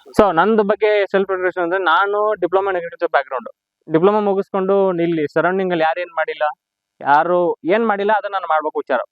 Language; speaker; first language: Kannada; native; Kannada